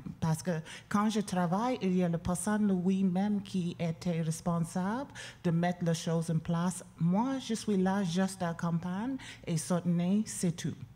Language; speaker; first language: French; non-native, learner; English